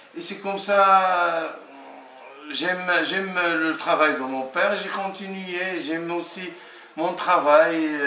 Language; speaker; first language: French; non-native, local second language; Arabic